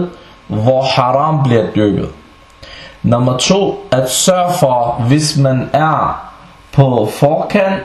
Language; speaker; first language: Danish; non-native, fluent; Arabic